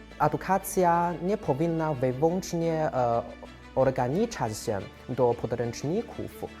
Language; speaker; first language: Polish; non-native, fluent; Chinese